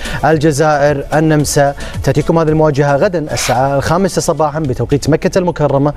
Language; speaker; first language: Arabic; native; Arabic